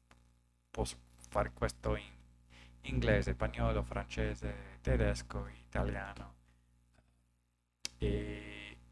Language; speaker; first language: Italian; non-native, learner; English